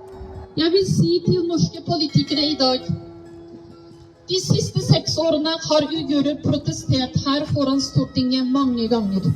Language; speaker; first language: Norwegian; non-native, fluent; Uyghur